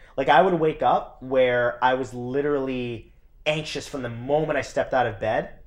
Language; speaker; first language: English; native; English